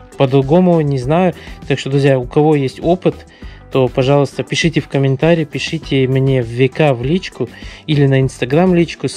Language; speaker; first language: Russian; early bilingual, heritage; Russian